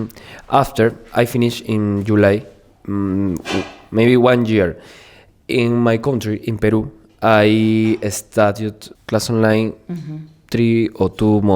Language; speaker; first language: English; non-native, learner; Spanish